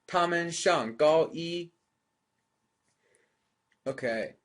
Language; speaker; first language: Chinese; non-native, fluent; English